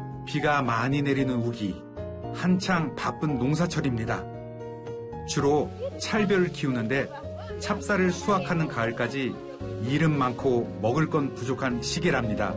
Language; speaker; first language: Korean; native; Korean